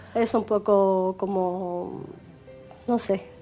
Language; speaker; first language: Spanish; native; Spanish